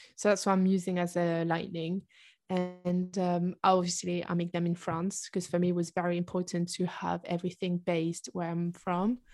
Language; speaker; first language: English; non-native, fluent; French